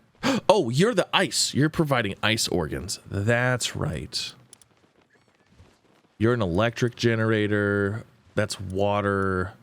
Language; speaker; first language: English; native; English